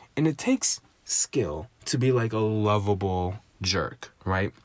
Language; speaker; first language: English; native; English